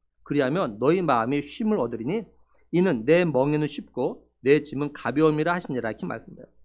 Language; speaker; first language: Korean; native; Korean